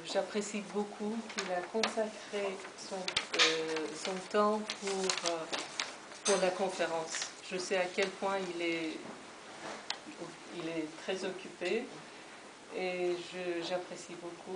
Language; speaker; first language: French; non-native, fluent; Persian